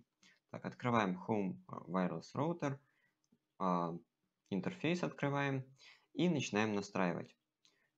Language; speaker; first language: Russian; native; Russian